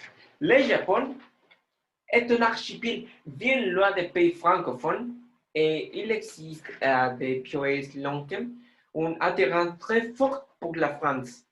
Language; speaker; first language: French; non-native, learner; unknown